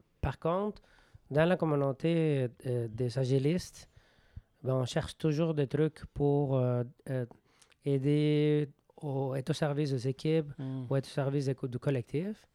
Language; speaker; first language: French; non-native, fluent; Spanish